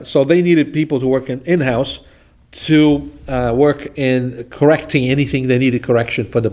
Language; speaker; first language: English; non-native, fluent; Portuguese